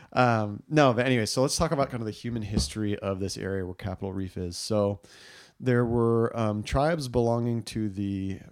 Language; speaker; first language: English; native; English